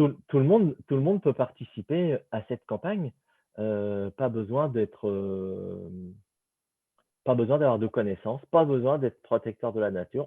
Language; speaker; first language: French; native; French